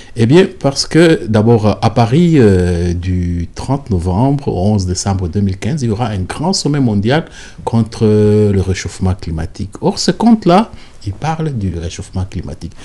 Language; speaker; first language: French; non-native, local second language; Lingala